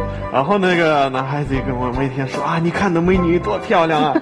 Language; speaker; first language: Chinese; non-native, fluent; Russian